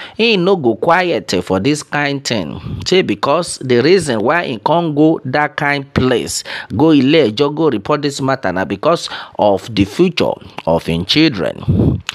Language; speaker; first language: Nigerian Pidgin; non-native, local second language; Yoruba